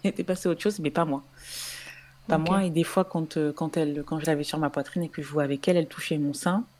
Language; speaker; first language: French; native; French